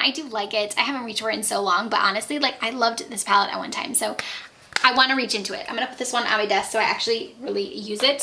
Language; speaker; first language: English; native; English